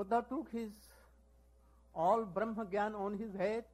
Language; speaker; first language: Hindi; native; Hindi